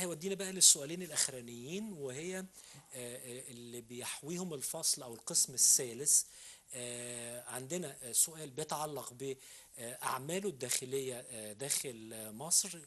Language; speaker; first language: Arabic; native; Arabic